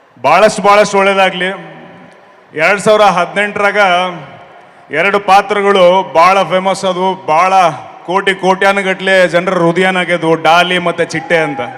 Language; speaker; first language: Kannada; native; Kannada